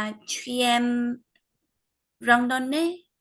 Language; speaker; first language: French; non-native, learner; Vietnamese